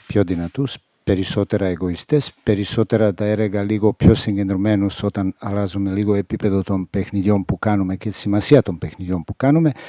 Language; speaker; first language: Greek; non-native, fluent; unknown